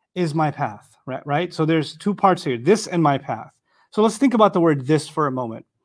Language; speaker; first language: English; non-native, local second language; Urdu